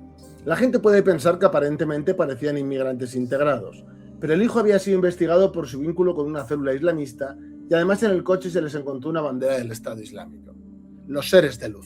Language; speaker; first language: Spanish; native; Spanish